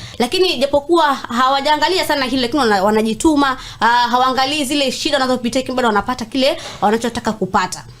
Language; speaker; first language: Swahili; native; Swahili